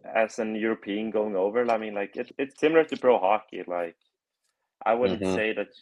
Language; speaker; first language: English; non-native, fluent; Swedish